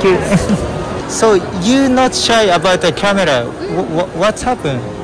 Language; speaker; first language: English; non-native, learner; Japanese